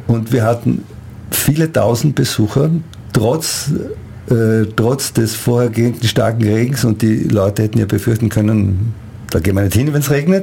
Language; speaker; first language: German; native; German